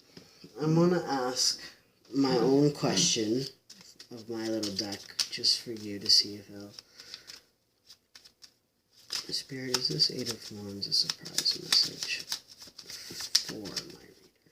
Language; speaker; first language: English; native; English